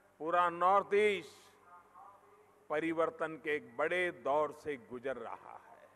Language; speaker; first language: Hindi; non-native, local second language; Gujarati